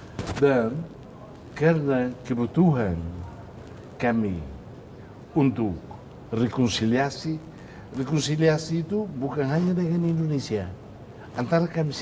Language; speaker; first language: Indonesian; non-native, fluent; Tetum